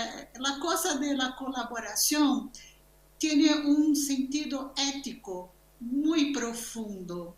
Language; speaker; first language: Spanish; non-native, learner; Portuguese